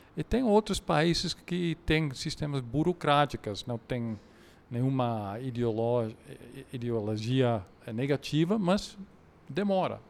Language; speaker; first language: Portuguese; non-native, fluent; Dutch